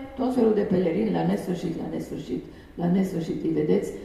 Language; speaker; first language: Romanian; non-native, fluent; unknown